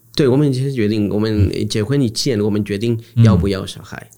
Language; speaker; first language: Chinese; non-native, learner; Spanish